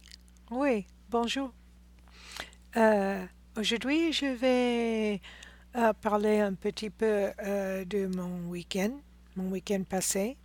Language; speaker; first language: French; non-native, learner; English